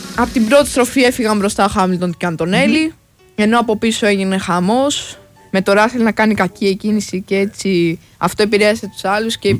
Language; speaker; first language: Greek; native; Greek